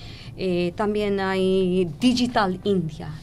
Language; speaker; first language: Spanish; non-native, fluent; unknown